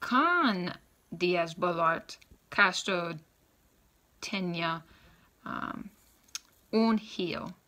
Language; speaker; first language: Spanish; non-native, learner; English